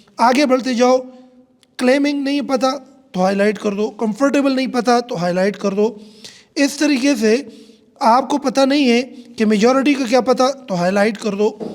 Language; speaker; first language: Urdu; non-native, local second language; Pashto